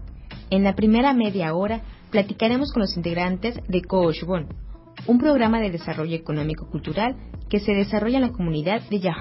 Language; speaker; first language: Spanish; native; Spanish